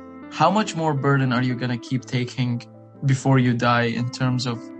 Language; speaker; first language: English; non-native, fluent; Arabic